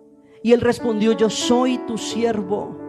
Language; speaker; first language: Spanish; native; Spanish